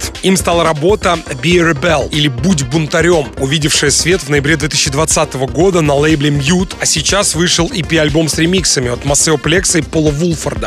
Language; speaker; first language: Russian; native; Russian